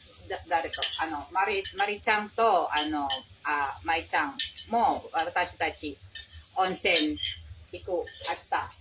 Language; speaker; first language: Japanese; non-native, learner; Filipino